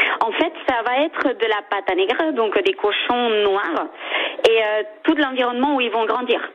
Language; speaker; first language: French; non-native, fluent; Spanish